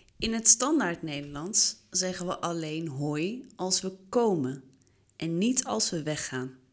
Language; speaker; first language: Dutch; native; Dutch